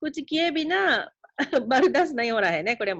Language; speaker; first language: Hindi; non-native, fluent; Japanese